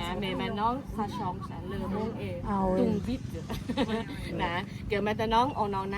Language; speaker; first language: French; non-native, learner; Thai